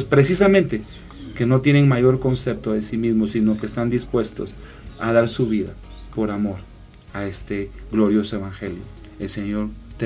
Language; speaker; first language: Spanish; native; Spanish